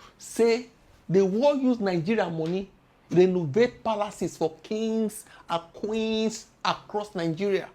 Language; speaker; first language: Nigerian Pidgin; native; Nigerian Pidgin